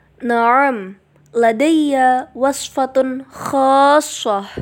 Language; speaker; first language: Arabic; non-native, learner; Indonesian